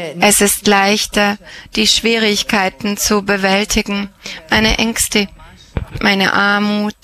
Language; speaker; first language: German; non-native, fluent; Croatian